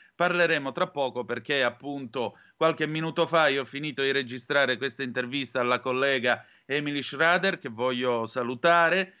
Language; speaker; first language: Italian; native; Italian